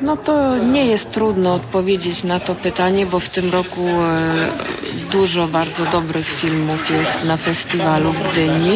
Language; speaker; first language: Polish; early bilingual, heritage; Polish